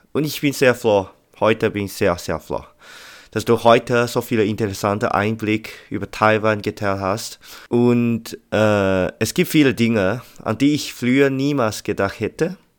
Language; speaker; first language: German; non-native, learner; Chinese